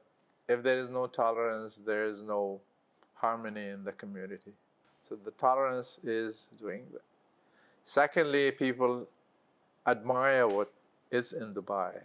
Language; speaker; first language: English; non-native, local second language; Arabic